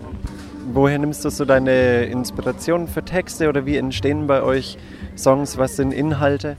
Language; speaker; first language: German; native; German